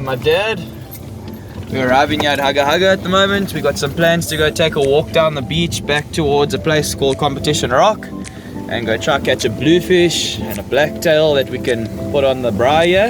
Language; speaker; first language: English; native; English